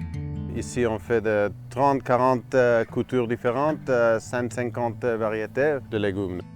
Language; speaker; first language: French; non-native, fluent; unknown